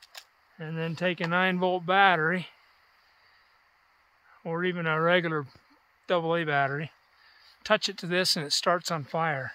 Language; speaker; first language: English; native; English